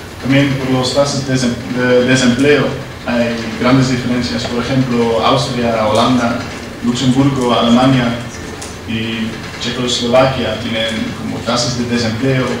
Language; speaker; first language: Spanish; non-native, learner; Dutch